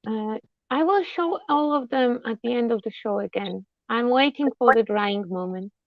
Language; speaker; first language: English; non-native, fluent; Polish